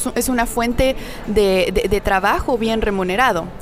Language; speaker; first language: Spanish; native; Spanish